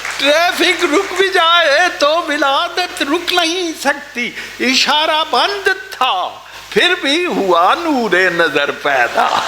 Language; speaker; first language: Urdu; non-native, local second language; Punjabi